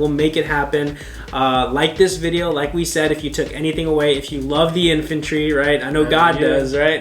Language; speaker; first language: English; native; English